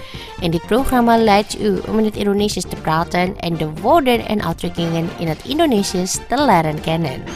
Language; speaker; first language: Dutch; non-native, fluent; Indonesian